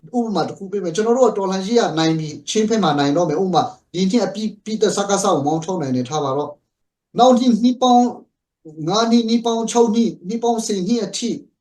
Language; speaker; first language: Burmese; non-native, local second language; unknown